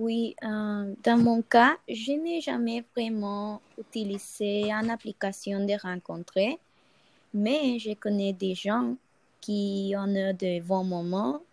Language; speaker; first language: French; non-native, fluent; Spanish